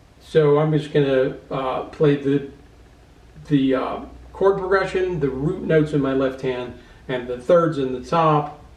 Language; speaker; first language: English; native; English